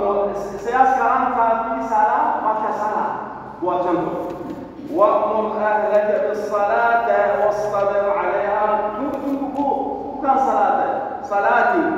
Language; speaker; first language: Indonesian; non-native, learner; Arabic